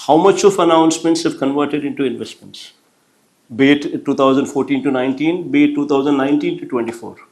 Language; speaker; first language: English; non-native, local second language; Telugu